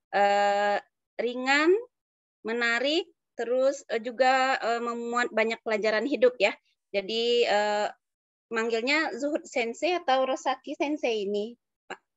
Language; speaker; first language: Indonesian; native; Indonesian